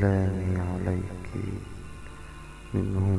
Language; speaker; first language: Arabic; native; Arabic